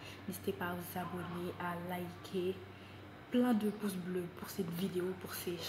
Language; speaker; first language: French; non-native, local second language; Wolof